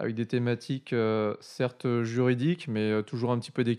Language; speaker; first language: French; native; French